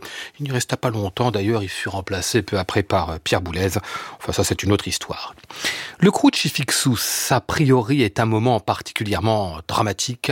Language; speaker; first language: French; native; French